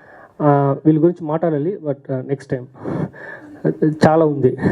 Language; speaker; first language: Telugu; non-native, learner; Tamil